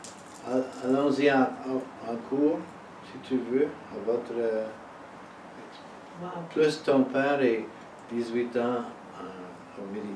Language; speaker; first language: French; non-native, learner; English